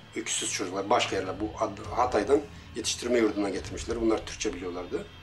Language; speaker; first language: Turkish; non-native, local second language; Kurdish